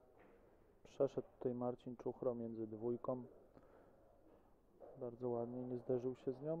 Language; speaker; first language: Polish; native; Polish